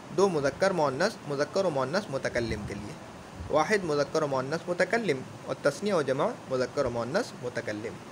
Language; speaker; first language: Urdu; native; Urdu